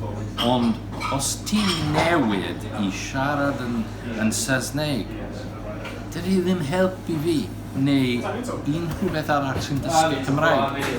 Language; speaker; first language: Welsh; non-native, learner; English